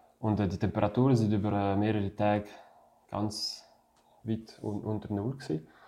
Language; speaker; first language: German; non-native, fluent; French